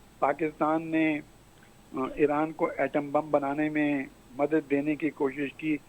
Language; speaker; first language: Urdu; non-native, local second language; Pashto